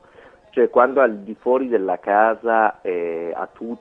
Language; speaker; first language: Italian; non-native, fluent; Persian